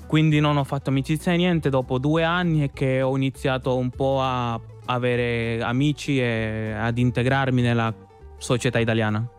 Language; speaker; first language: Italian; non-native, fluent; Spanish